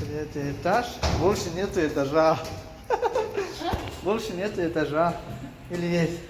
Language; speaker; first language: Russian; non-native, local second language; Tajik